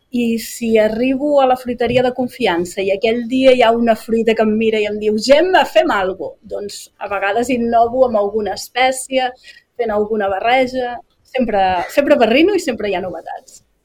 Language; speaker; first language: Catalan; native; Catalan